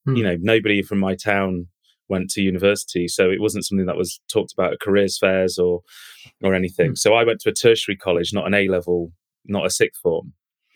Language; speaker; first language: English; native; English